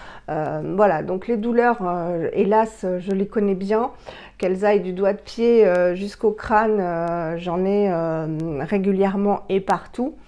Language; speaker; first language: French; native; French